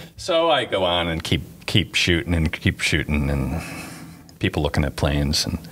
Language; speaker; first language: English; native; English